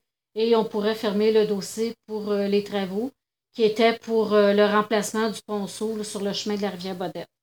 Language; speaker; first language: French; native; French